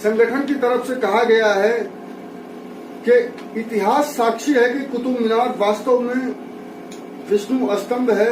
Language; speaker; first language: Hindi; native; Hindi